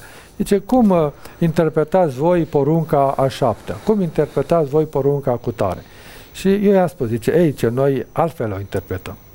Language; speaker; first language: Romanian; native; Romanian